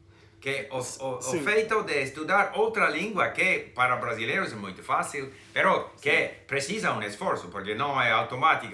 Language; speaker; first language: Portuguese; non-native, fluent; English